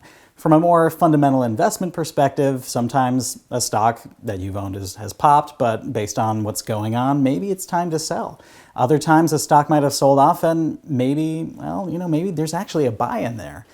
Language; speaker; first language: English; native; English